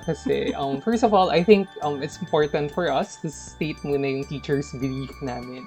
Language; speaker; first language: English; non-native, local second language; Filipino